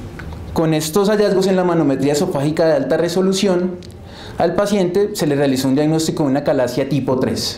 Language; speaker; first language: Spanish; native; Spanish